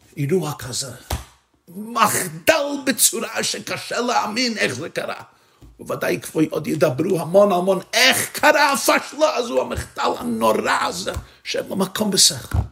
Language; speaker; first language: Hebrew; non-native, fluent; English